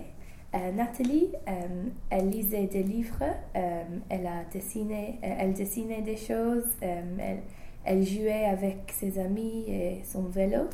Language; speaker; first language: French; non-native, learner; English